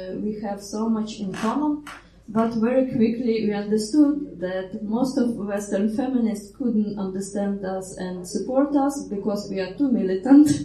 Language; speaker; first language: English; non-native, fluent; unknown